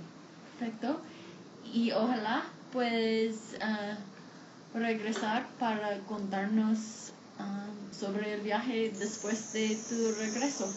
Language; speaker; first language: Spanish; non-native, fluent; English